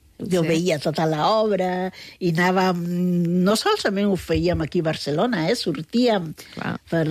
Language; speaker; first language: Catalan; non-native, fluent; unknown